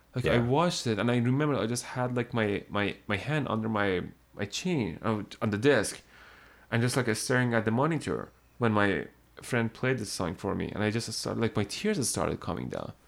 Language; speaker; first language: English; non-native, fluent; Persian